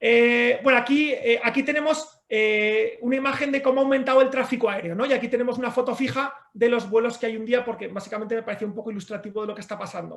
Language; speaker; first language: Spanish; native; Spanish